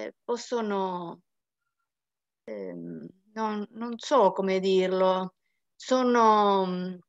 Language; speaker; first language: Italian; non-native, learner; Spanish